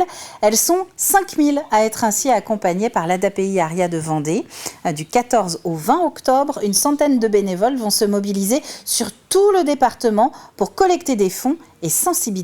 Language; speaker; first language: French; native; French